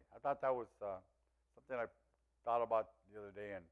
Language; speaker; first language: English; early bilingual, other home language; Spanish